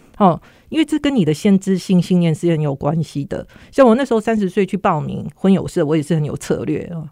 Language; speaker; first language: Chinese; native; Chinese